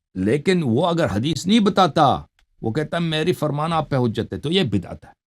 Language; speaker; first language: Urdu; non-native, fluent; Persian